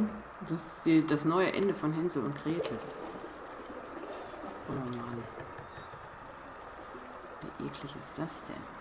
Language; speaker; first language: German; native; German